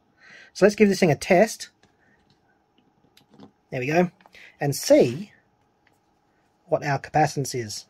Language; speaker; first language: English; native; English